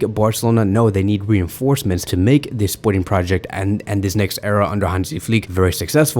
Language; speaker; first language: English; native; English